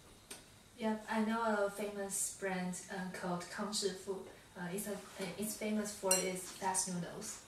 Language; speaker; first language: English; non-native, learner; Chinese